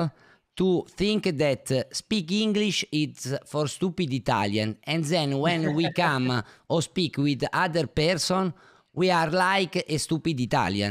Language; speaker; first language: English; non-native, learner; Italian